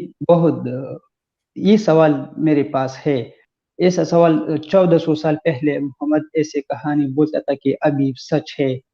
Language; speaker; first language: Hindi; non-native, learner; Pashto